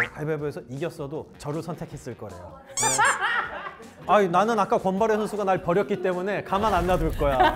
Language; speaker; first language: Korean; native; Korean